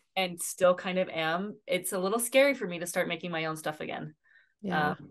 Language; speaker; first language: English; native; English